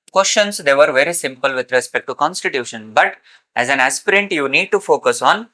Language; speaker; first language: English; non-native, local second language; Kannada